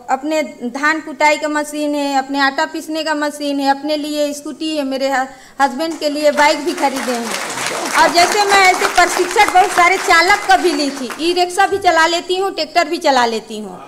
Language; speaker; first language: Hindi; native; Hindi